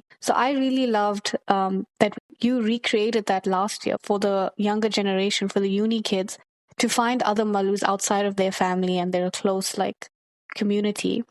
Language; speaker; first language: English; early bilingual, other home language; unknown